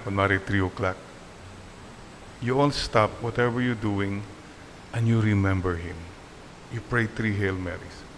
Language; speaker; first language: English; non-native, local second language; Filipino